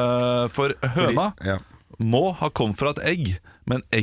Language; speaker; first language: Norwegian; native; Norwegian